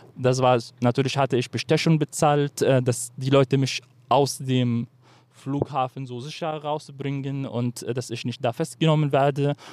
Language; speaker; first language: German; non-native, fluent; Arabic